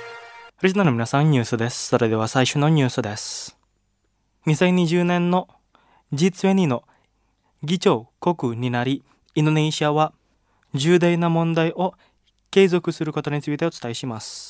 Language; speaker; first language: Japanese; non-native, fluent; Indonesian